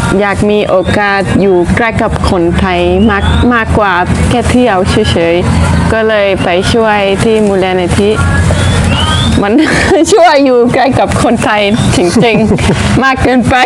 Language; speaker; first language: Thai; non-native, fluent; Dutch